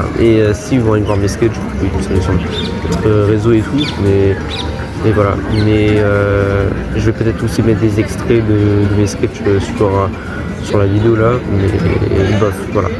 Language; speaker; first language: French; early bilingual, other home language; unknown